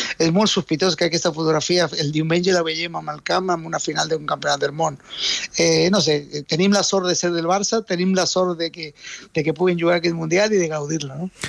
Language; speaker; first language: Catalan; non-native, fluent; Spanish